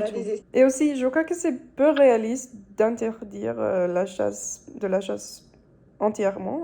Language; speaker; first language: French; non-native, fluent; English